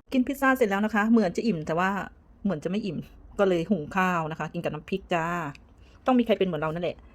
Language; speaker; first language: Thai; native; Thai